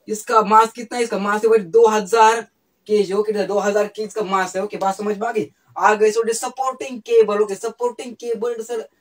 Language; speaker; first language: Hindi; non-native, local second language; Marathi